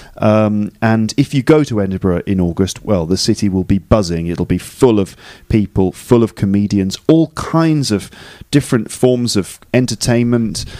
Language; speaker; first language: English; native; English